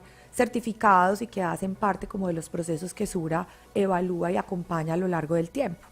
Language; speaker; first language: Spanish; native; Spanish